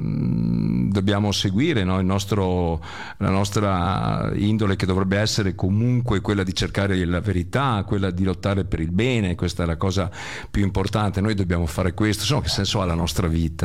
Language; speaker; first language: Italian; native; Italian